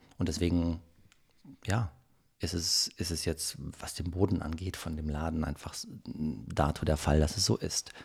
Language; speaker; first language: German; native; German